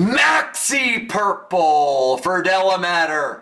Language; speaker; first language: English; native; English